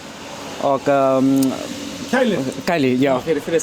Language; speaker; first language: Icelandic; non-native, learner; Vietnamese